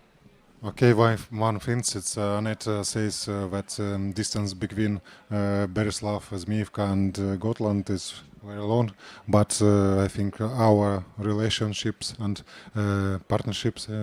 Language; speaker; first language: English; non-native, learner; Ukrainian